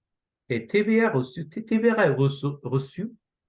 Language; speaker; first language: French; non-native, fluent; Japanese